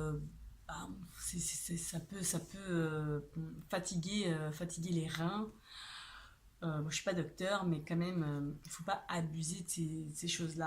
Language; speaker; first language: French; native; French